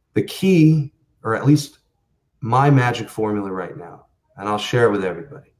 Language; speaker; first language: English; native; English